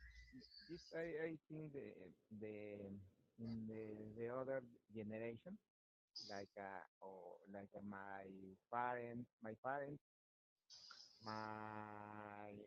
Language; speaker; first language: English; non-native, learner; Spanish